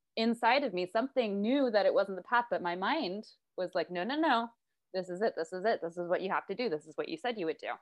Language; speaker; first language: English; native; English